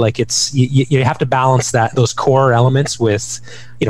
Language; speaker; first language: English; native; English